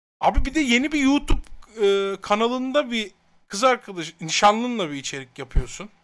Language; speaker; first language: Turkish; native; Turkish